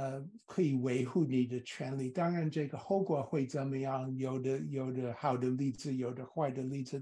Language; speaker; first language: Chinese; non-native, fluent; English